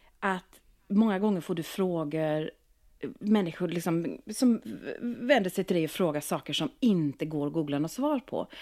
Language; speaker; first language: Swedish; native; Swedish